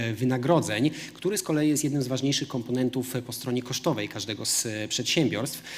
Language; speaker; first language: Polish; native; Polish